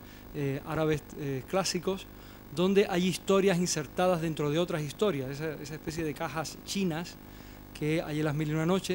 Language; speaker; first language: Spanish; native; Spanish